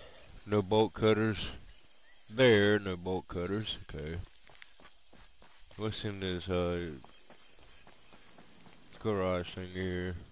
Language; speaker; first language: English; native; English